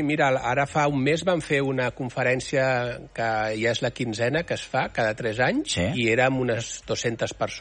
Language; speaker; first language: Catalan; native; Catalan